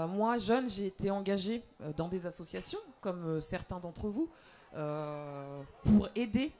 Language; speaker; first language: French; native; French